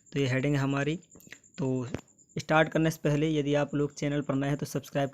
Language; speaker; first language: Hindi; native; Hindi